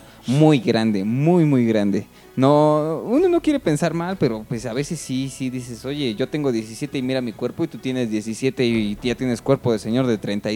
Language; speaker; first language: Spanish; native; Spanish